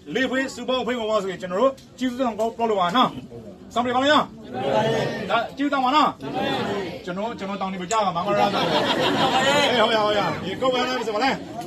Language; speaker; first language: Burmese; native; Burmese